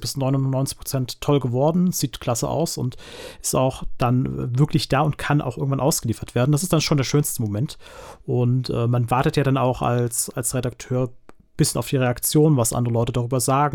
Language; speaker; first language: German; native; German